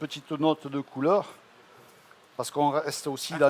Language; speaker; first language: French; native; French